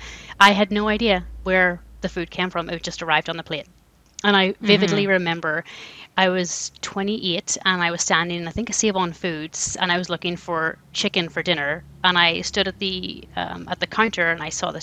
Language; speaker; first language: English; native; English